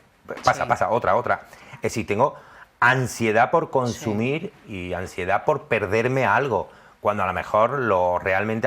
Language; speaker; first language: Spanish; native; Spanish